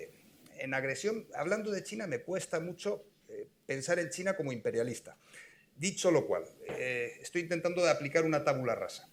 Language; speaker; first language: Spanish; native; Spanish